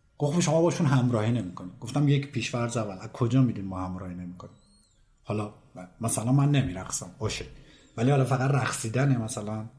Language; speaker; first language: Persian; native; Persian